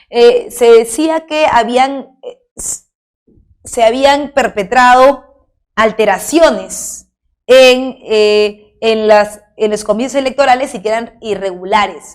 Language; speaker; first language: Spanish; native; Spanish